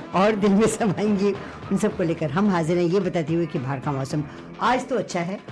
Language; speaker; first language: Hindi; native; Hindi